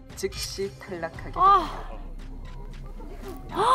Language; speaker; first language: Korean; native; Korean